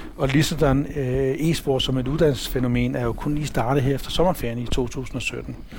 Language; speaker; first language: Danish; early bilingual, other home language; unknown